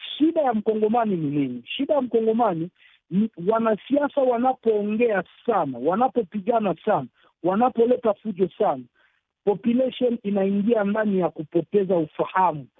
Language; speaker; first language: Swahili; native; Swahili